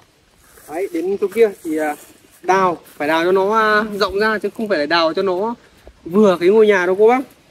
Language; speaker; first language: Vietnamese; native; Vietnamese